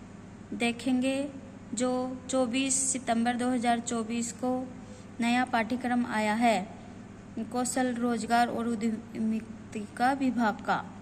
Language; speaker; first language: Hindi; native; Hindi